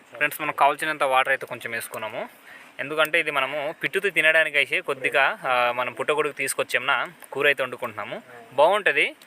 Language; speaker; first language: Telugu; non-native, local second language; Odia